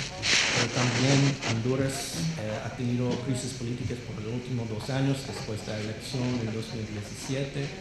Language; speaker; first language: Spanish; non-native, fluent; English